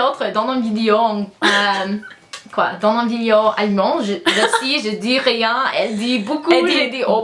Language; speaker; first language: French; non-native, learner; English